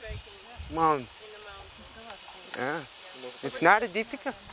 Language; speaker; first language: English; non-native, learner; Tajik